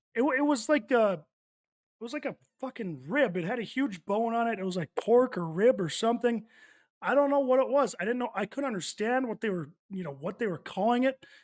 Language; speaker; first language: English; native; English